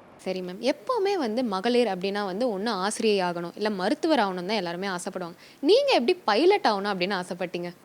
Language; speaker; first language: Tamil; native; Tamil